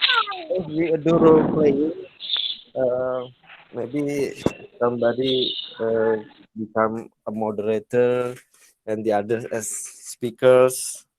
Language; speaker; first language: English; non-native, learner; Indonesian